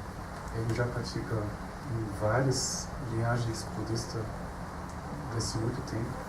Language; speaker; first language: Portuguese; non-native, fluent; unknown